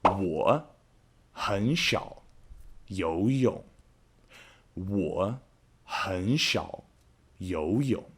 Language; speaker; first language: Chinese; non-native, fluent; English